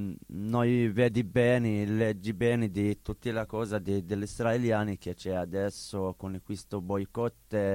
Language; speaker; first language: Italian; non-native, learner; Arabic